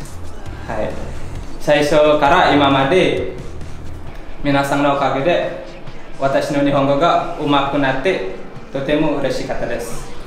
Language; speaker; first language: Japanese; non-native, learner; Indonesian